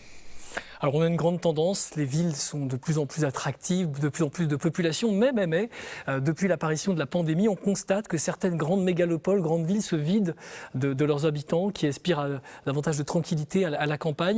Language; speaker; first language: French; native; French